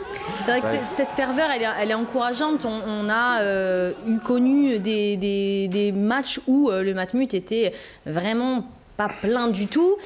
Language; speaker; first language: French; native; French